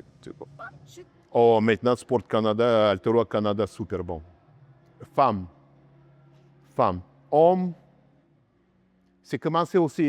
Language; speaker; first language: French; non-native, learner; Russian